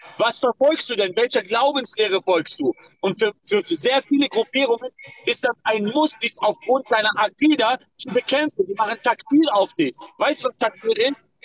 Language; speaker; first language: German; non-native, fluent; Persian